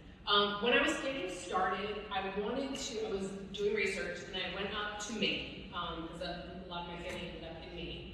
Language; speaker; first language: English; native; English